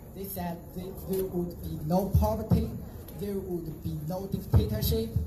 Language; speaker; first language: English; non-native, fluent; Chinese